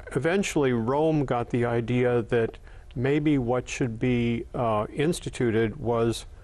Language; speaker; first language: English; native; English